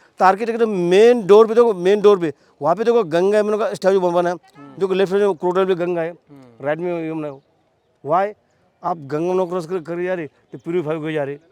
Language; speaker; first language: Hindi; non-native, local second language; Marathi